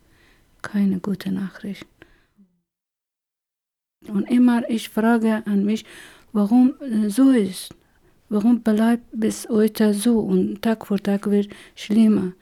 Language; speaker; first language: German; non-native, learner; Persian